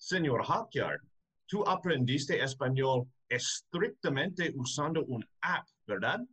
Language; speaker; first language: Spanish; non-native, learner; English